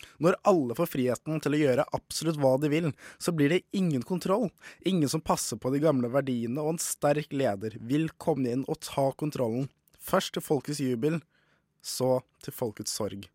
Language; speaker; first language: Norwegian; native; Norwegian